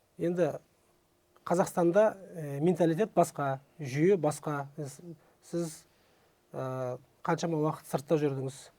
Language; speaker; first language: Kazakh; native; Kazakh